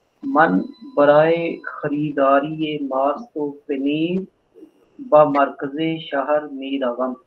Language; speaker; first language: Persian; non-native, learner; Urdu